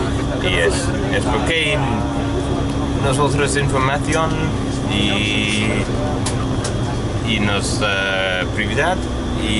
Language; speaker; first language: Spanish; non-native, learner; English